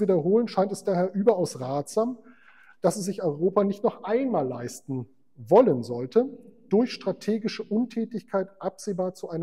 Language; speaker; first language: German; native; German